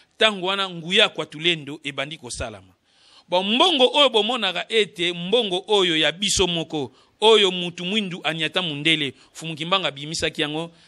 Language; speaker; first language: Lingala; non-native, local second language; Kongo